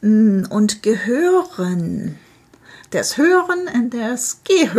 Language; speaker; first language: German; non-native, fluent; English